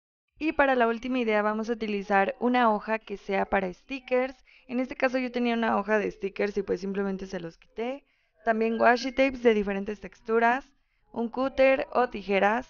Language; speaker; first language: Spanish; native; Spanish